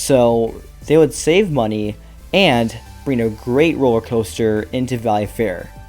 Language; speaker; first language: English; native; English